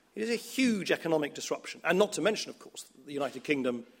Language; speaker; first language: English; early bilingual, other home language; Dutch